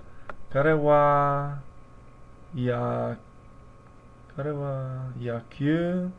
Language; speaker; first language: Japanese; non-native, learner; English